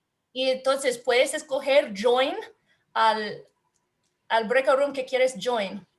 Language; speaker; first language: Spanish; non-native, learner; English